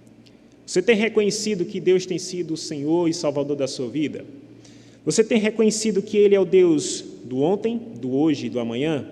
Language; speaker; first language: Portuguese; native; Portuguese